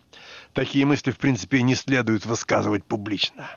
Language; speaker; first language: Russian; native; Russian